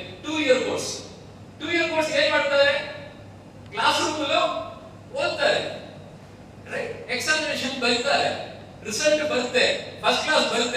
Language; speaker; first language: Kannada; non-native, local second language; Telugu